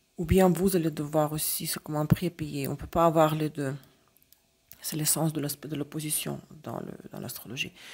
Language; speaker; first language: French; non-native, fluent; Russian